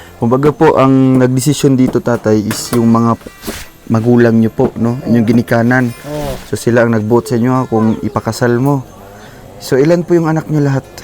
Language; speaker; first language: Filipino; non-native, local second language; Cebuano